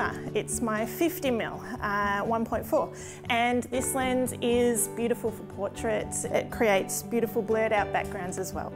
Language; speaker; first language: English; native; English